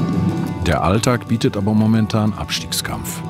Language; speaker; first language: German; native; German